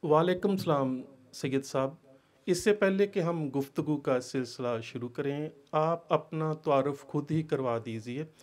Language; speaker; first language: Hindi; non-native, local second language; Punjabi